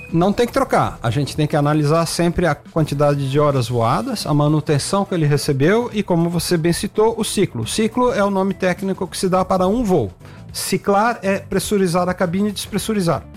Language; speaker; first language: Portuguese; native; Portuguese